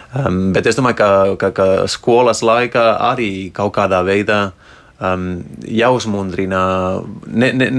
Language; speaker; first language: Latvian; non-native, fluent; Spanish